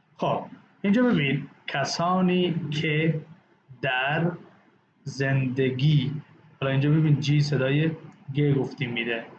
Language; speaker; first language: Persian; non-native, local second language; Baluchi